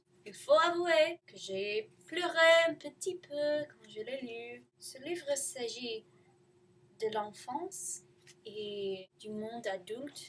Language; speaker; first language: French; non-native, learner; English